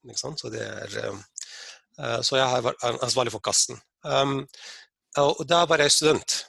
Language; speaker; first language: Norwegian; non-native, fluent; Arabic